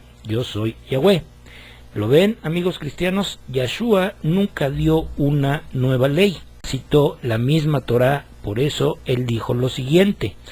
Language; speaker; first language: Spanish; native; Spanish